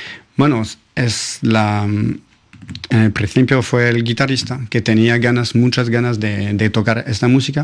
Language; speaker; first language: Spanish; non-native, fluent; French